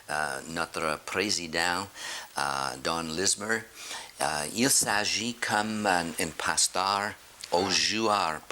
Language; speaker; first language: French; non-native, fluent; English